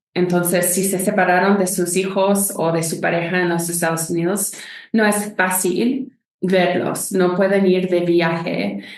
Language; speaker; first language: Spanish; non-native, fluent; English